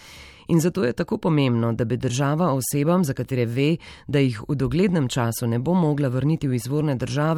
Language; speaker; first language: Slovenian; native; Slovenian